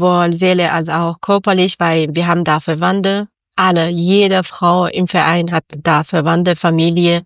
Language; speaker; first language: German; non-native, learner; Persian